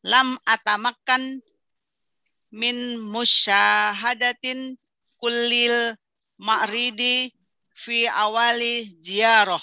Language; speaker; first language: Arabic; non-native, learner; Indonesian